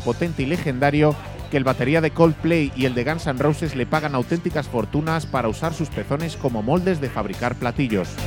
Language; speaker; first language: Spanish; native; Spanish